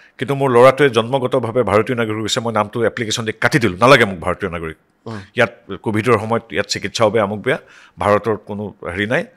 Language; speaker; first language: Assamese; native; Assamese